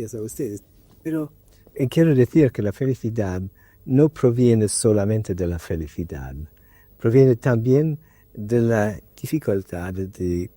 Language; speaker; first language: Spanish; non-native, learner; English